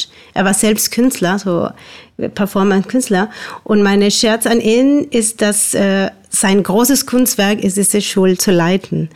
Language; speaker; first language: German; non-native, fluent; Spanish